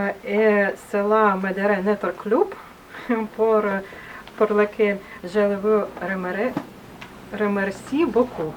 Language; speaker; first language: French; non-native, learner; Russian